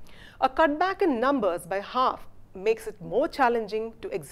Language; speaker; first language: English; non-native, local second language; Malayalam